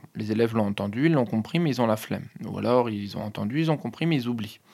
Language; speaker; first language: French; native; French